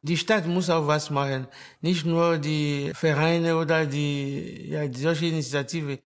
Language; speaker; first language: German; non-native, learner; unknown